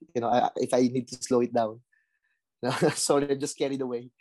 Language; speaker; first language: English; non-native, local second language; Filipino